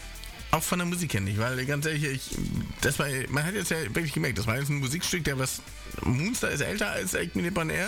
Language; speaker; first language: German; native; German